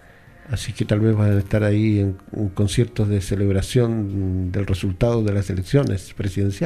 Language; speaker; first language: Spanish; native; Spanish